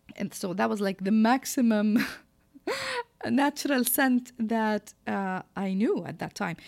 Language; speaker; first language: English; non-native, fluent; Arabic